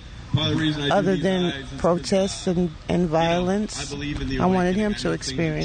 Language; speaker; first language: English; native; English